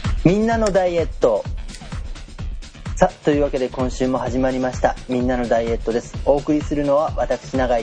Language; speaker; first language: Japanese; native; Japanese